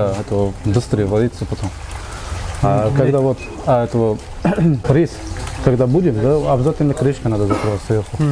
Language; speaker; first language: Russian; non-native, local second language; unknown